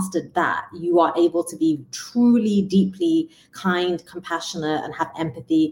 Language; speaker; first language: English; native; English